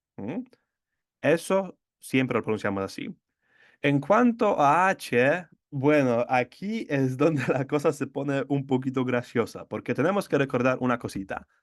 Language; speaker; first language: Spanish; non-native, fluent; Polish